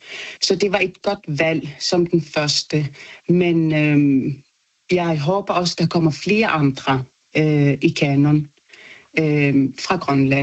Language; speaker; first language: Danish; non-native, local second language; Kalaallisut